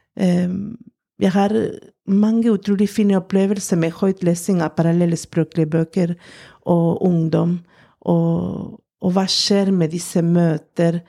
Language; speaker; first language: Norwegian; non-native, fluent; Spanish